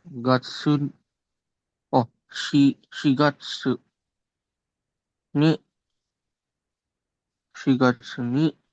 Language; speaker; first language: Japanese; non-native, learner; Indonesian